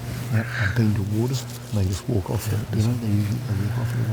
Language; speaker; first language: English; native; English